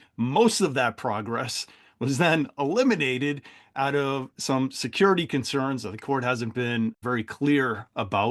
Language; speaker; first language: English; native; English